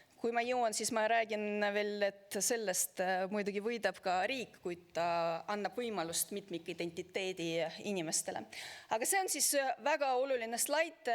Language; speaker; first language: Estonian; non-native, local second language; Russian